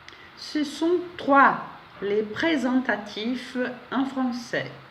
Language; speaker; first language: French; non-native, fluent; Portuguese